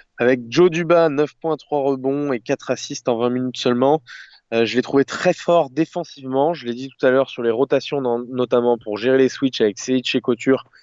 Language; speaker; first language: French; native; French